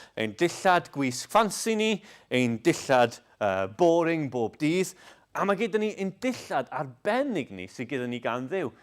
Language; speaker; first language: Welsh; non-native, local second language; English